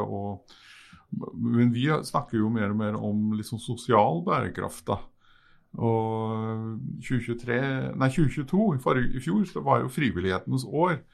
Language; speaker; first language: Norwegian; native; Norwegian